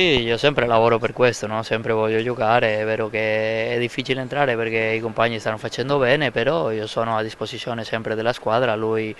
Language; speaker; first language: Italian; non-native, fluent; Spanish